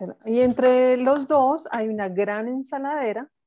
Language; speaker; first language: Spanish; native; Spanish